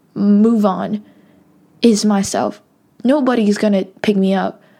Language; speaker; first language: English; non-native, local second language; Cantonese